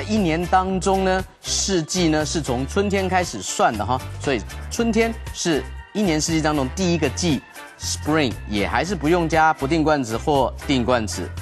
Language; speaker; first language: Chinese; native; Chinese